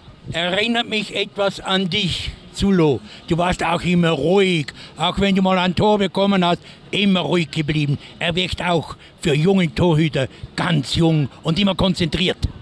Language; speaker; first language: German; native; German